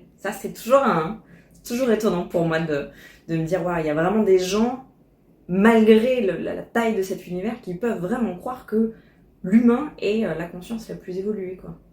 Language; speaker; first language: French; native; French